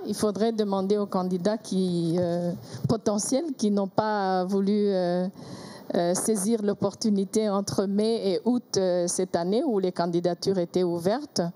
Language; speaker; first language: French; non-native, local second language; Kinyarwanda